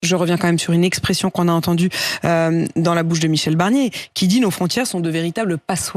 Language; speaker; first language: French; native; French